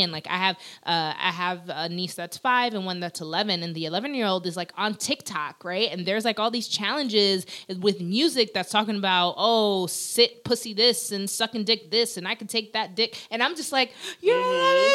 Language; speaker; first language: English; early bilingual, other home language; Spanish